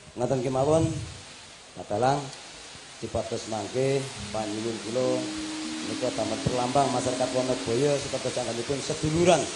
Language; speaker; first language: Javanese; native; Javanese